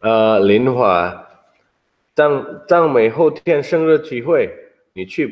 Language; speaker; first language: Chinese; non-native, learner; Indonesian